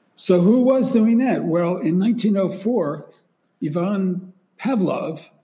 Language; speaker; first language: English; native; English